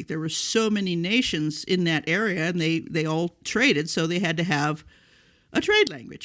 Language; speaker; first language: English; native; English